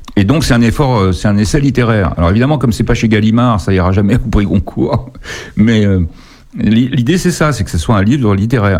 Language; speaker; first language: French; native; French